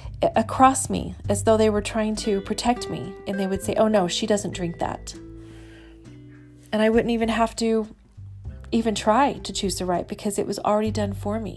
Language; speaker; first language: English; native; English